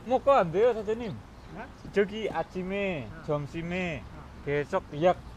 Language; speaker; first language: Korean; non-native, learner; Indonesian